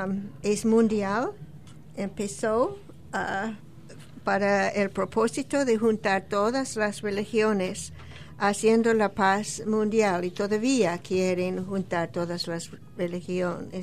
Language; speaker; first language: Spanish; non-native, fluent; English